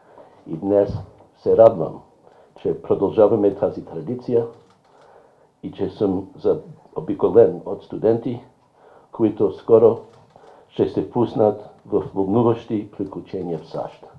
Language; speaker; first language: Bulgarian; non-native, fluent; English